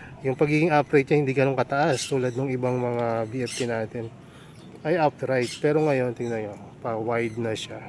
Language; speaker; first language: Filipino; native; Filipino